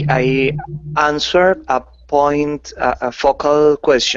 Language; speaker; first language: English; non-native, learner; Spanish